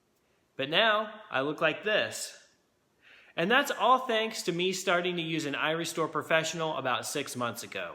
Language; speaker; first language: English; native; English